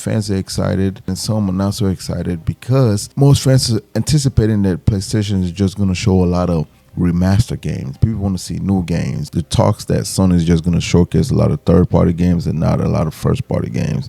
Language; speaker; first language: English; native; English